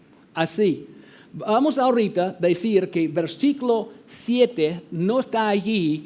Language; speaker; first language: Spanish; non-native, fluent; English